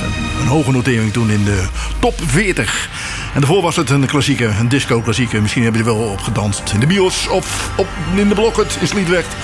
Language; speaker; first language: Dutch; native; Dutch